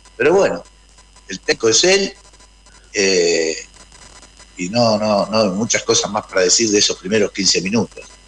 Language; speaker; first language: Spanish; native; Spanish